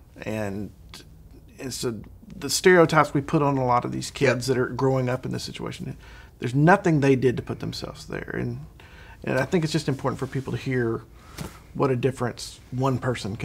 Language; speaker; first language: English; native; English